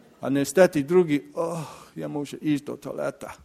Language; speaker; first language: Polish; non-native, learner; English